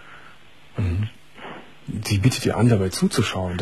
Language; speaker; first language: German; native; German